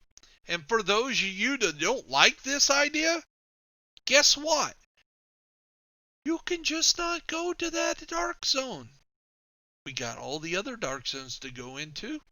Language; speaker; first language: English; native; English